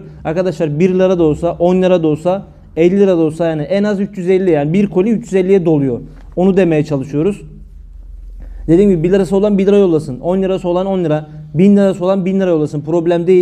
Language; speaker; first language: Turkish; native; Turkish